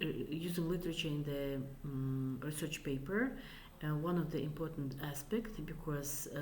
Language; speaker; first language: English; non-native, fluent; Kazakh